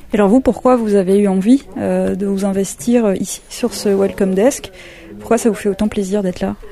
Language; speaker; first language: French; native; French